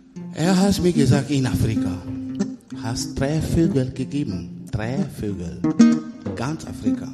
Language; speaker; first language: German; non-native, learner; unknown